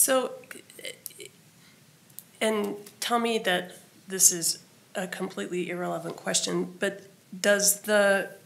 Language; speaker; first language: English; native; English